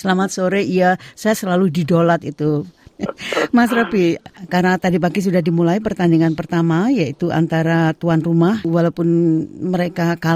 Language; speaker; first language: Indonesian; native; Indonesian